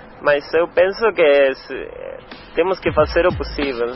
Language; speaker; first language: Portuguese; non-native, learner; Spanish